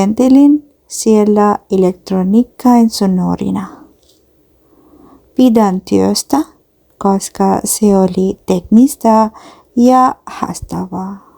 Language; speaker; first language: Finnish; non-native, learner; Bangla